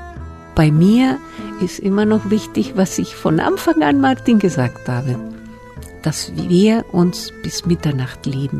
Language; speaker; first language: German; non-native, fluent; Spanish